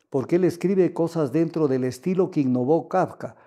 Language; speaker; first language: Spanish; native; Spanish